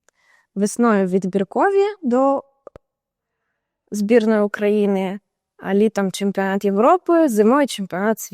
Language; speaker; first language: Ukrainian; native; Ukrainian